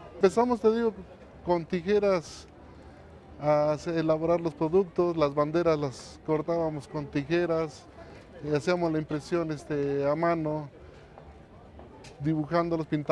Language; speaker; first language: Spanish; native; Spanish